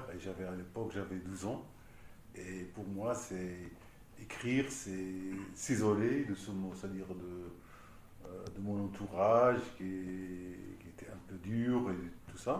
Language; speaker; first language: French; non-native, local second language; Arabic